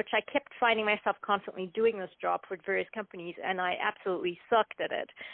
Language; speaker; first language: English; native; English